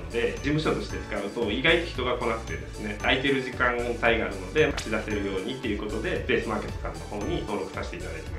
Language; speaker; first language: Japanese; native; Japanese